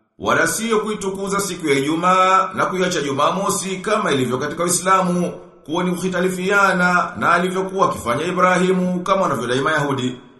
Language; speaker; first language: Swahili; native; Swahili